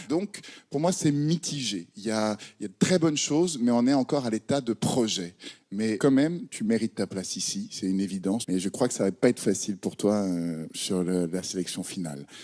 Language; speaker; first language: French; native; French